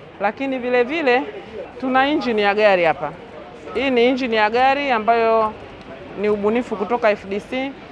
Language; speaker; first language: Swahili; native; Swahili